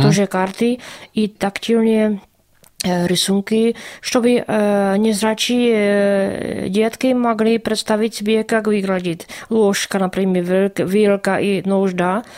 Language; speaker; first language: Russian; non-native, learner; Czech